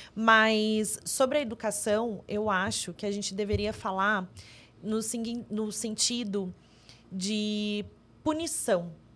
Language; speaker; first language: Portuguese; native; Portuguese